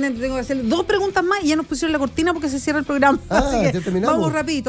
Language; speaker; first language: Spanish; native; Spanish